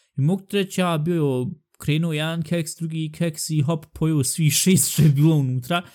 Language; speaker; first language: Bosnian; early bilingual, heritage; Bosnian